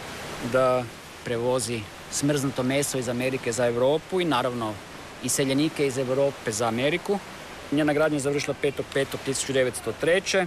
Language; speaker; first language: Serbian; native; Serbian